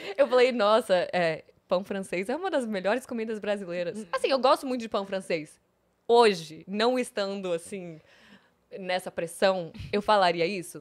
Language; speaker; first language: Portuguese; early bilingual, heritage; English